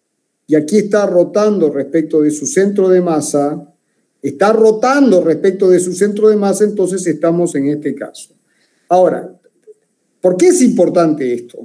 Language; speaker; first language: Spanish; native; Spanish